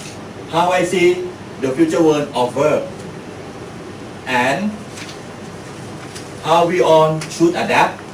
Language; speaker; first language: English; non-native, learner; Thai